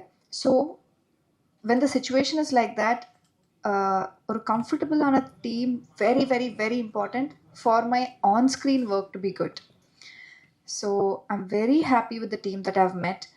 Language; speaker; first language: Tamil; non-native, learner; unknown